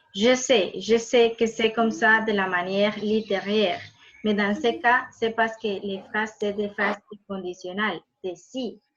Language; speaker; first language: French; non-native, fluent; Spanish